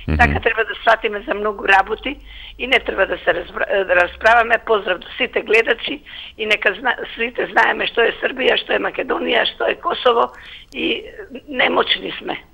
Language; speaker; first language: Macedonian; native; Macedonian